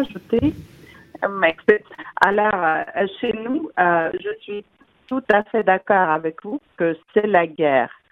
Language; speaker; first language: French; non-native, fluent; Russian